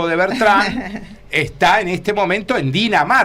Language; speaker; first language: Spanish; native; Spanish